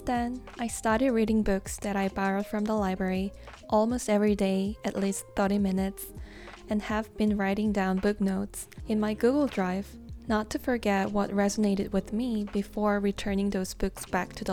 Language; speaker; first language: English; non-native, fluent; Korean